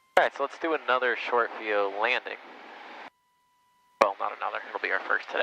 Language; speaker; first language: English; native; English